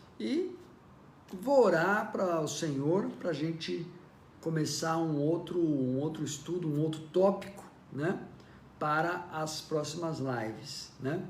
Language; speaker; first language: Portuguese; native; Portuguese